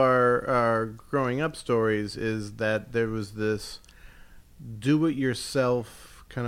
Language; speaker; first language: English; native; English